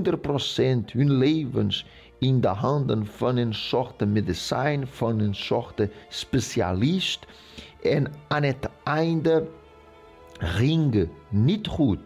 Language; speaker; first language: Dutch; non-native, local second language; Portuguese